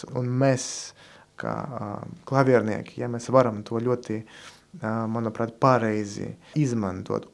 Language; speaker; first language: Latvian; non-native, local second language; Russian